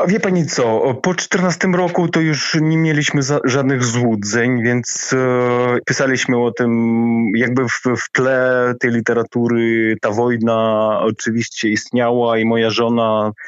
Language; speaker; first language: Polish; non-native, fluent; Ukrainian